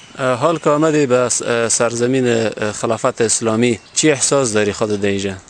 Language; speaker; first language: Persian; native; Persian